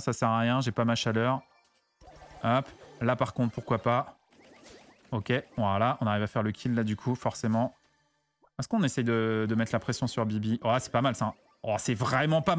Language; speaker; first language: French; native; French